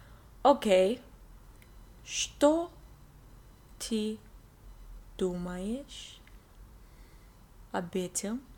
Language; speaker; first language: Russian; non-native, learner; English